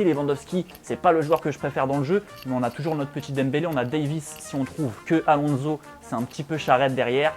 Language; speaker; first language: French; native; French